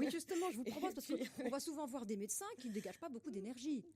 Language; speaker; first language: French; native; French